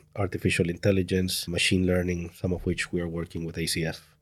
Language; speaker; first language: English; non-native, fluent; Spanish